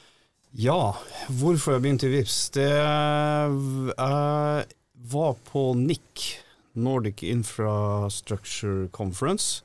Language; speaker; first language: Norwegian; native; Norwegian